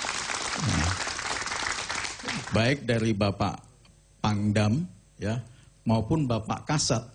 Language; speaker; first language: Indonesian; non-native, local second language; Javanese